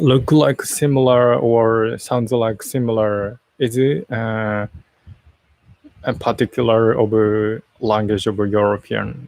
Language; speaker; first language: English; non-native, learner; Japanese